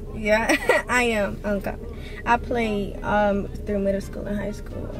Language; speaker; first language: English; native; English